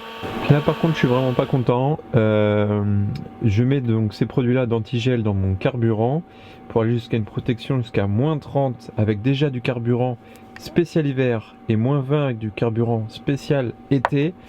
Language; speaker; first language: French; native; French